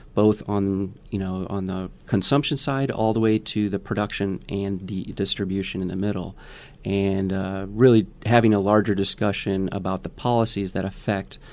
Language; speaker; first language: English; native; English